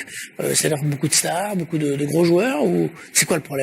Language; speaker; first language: French; native; French